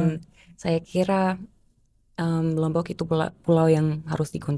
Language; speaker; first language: Indonesian; early bilingual, heritage; German